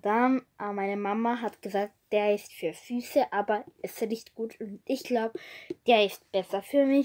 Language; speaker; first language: German; non-native, learner; Bulgarian